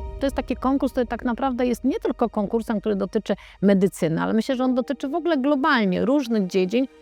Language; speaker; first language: Polish; native; Polish